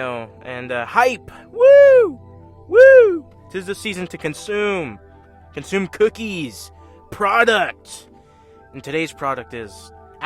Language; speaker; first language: English; native; English